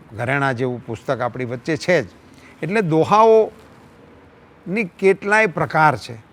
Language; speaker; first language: Gujarati; native; Gujarati